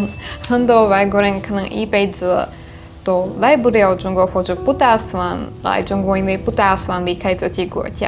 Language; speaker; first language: Chinese; non-native, fluent; Slovak